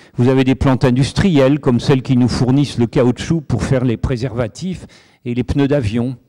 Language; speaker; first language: French; native; French